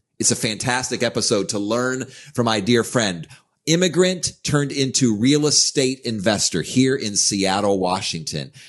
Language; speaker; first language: English; native; English